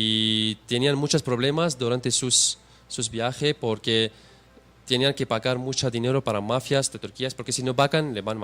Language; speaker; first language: Spanish; non-native, learner; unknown